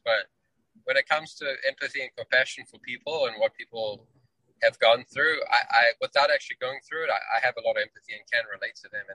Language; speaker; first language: English; native; English